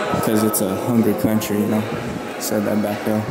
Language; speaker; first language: English; native; English